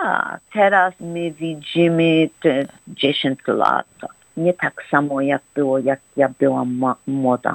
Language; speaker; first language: Polish; early bilingual, heritage; Polish